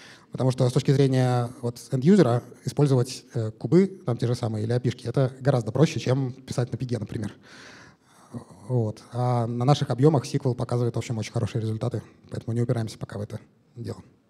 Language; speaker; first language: Russian; native; Russian